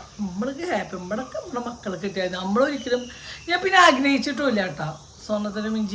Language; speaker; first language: Malayalam; native; Malayalam